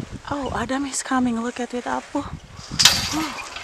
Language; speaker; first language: English; non-native, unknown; Indonesian